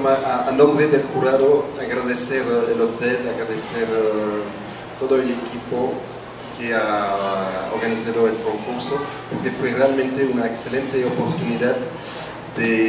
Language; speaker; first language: Spanish; non-native, fluent; French